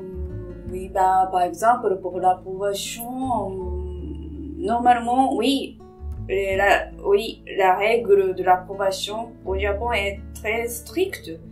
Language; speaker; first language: French; non-native, fluent; Japanese